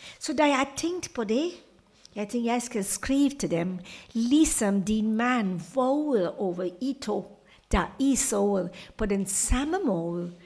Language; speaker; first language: Danish; non-native, fluent; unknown